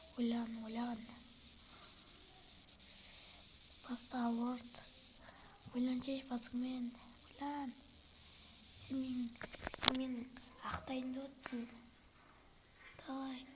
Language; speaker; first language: Kazakh; native; Kazakh